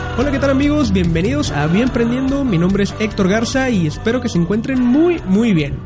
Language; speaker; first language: Spanish; native; Spanish